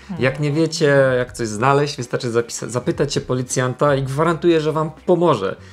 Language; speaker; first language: Polish; native; Polish